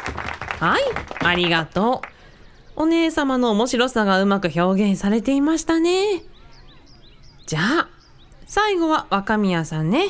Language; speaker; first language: Japanese; native; Japanese